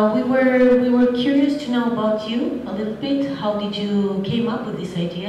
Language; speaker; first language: English; non-native, fluent; Romanian